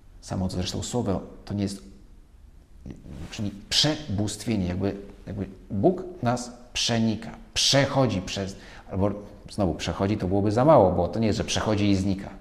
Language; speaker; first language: Polish; native; Polish